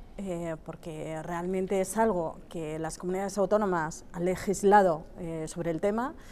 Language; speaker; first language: Spanish; native; Spanish